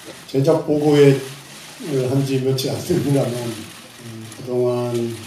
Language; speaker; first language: Korean; native; Korean